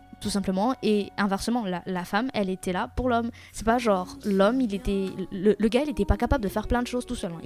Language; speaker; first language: French; native; French